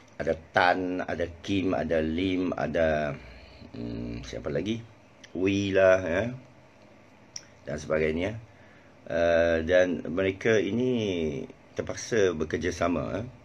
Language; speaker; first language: Malay; non-native, local second language; Chinese